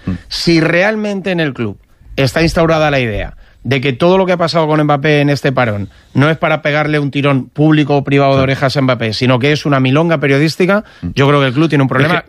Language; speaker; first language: Spanish; native; Spanish